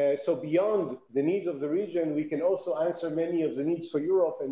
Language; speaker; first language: English; non-native, fluent; Hebrew